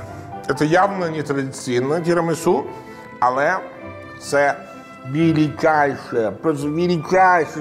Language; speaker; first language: Ukrainian; non-native, learner; Italian